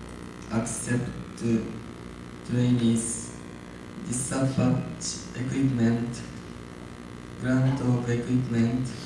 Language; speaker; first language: English; non-native, learner; Japanese